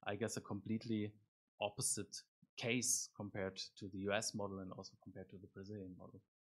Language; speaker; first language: English; non-native, fluent; German